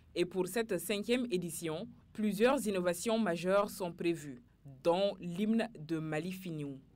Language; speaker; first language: French; non-native, local second language; Bambara